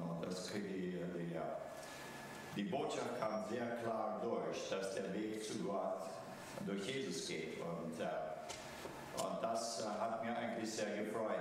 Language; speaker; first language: German; early bilingual, heritage; German